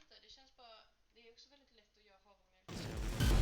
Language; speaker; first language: Swedish; native; Swedish